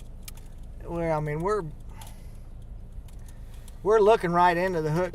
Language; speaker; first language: English; native; English